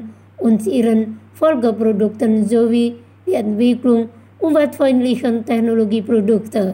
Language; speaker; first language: German; non-native, fluent; Indonesian